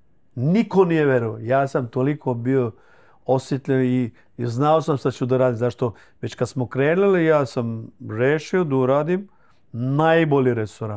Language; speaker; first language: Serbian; early bilingual, heritage; Croatian